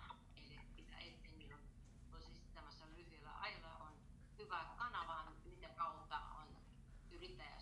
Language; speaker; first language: Finnish; non-native, learner; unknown